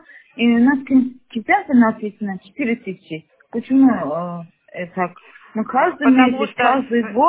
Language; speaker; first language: Russian; non-native, learner; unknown